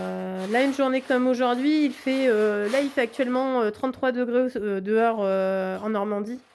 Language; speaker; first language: French; native; French